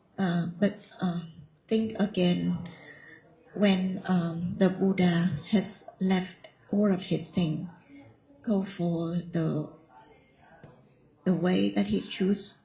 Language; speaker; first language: English; non-native, learner; Vietnamese